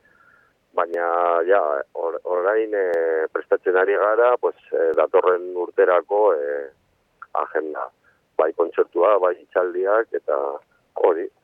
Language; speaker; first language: Basque; non-native, local second language; Spanish